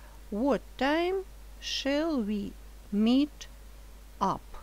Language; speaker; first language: English; non-native, fluent; Russian